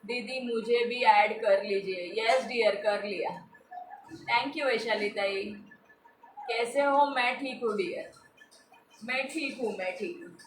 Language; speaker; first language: Hindi; non-native, local second language; Marathi